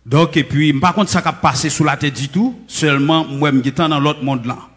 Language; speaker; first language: French; non-native, local second language; Haitian Creole